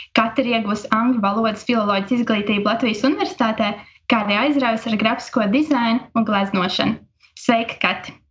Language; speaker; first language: Latvian; native; Latvian